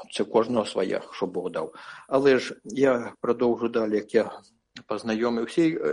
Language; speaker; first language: Ukrainian; non-native, local second language; Russian